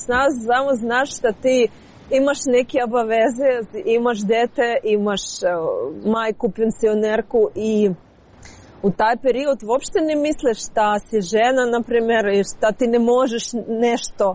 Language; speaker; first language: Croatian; non-native, learner; Ukrainian